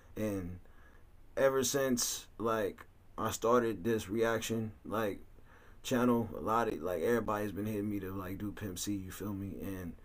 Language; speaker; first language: English; native; English